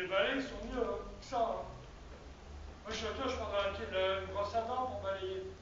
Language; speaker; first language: French; native; French